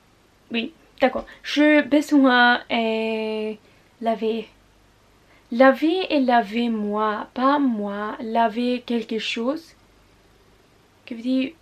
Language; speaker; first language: French; non-native, learner; Russian